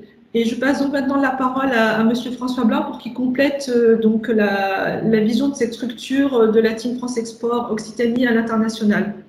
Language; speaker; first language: French; native; French